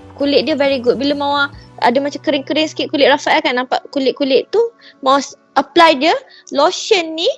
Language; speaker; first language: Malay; native; Malay